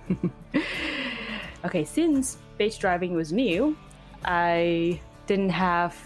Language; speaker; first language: English; non-native, fluent; Chinese